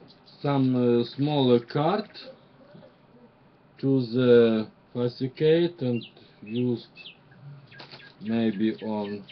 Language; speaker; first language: English; non-native, learner; Russian